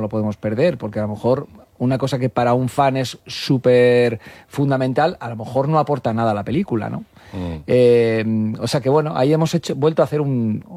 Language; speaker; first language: Spanish; native; Spanish